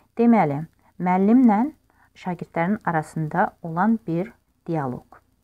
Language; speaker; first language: Azerbaijani; non-native, local second language; Russian